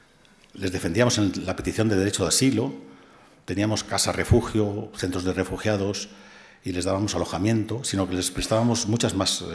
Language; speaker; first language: Spanish; native; Spanish